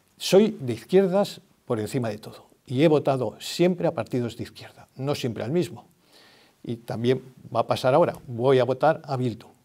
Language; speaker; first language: Spanish; native; Spanish